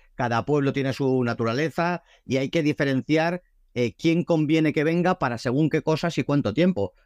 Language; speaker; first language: Spanish; native; Spanish